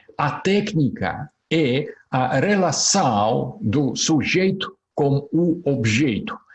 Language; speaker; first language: Portuguese; non-native, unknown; Russian